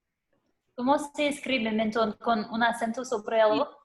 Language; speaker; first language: Spanish; non-native, learner; French